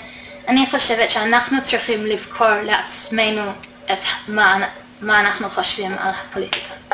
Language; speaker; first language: Hebrew; non-native, fluent; English